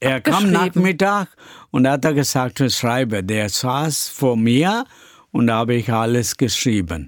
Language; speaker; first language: German; non-native, learner; Tamil